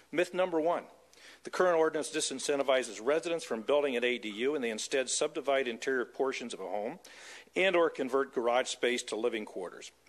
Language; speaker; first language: English; native; English